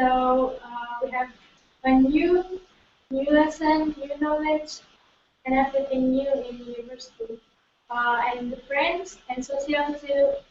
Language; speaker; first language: English; non-native, learner; Indonesian